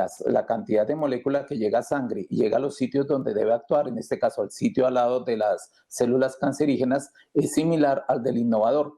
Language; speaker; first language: Spanish; native; Spanish